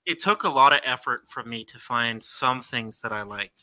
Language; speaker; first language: English; native; English